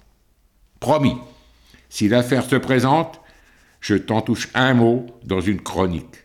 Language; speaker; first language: French; native; French